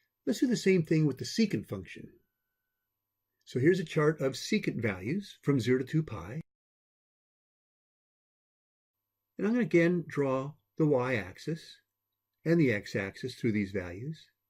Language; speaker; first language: English; native; English